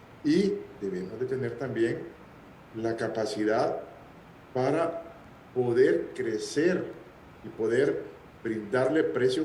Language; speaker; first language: Spanish; native; Spanish